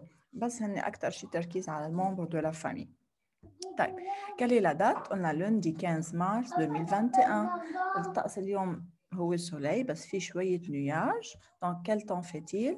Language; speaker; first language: French; non-native, fluent; Arabic